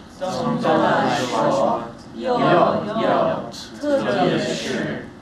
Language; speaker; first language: Chinese; non-native, learner; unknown